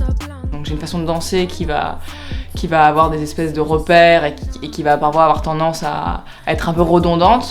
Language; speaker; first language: French; native; French